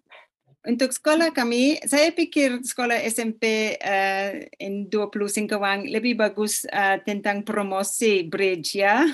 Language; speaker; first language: Indonesian; non-native, fluent; English